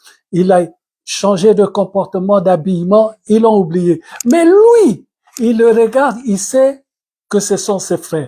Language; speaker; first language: French; non-native, local second language; Lingala